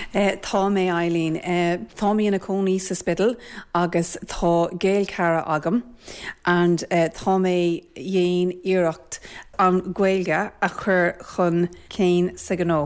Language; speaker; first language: Irish; non-native, learner; English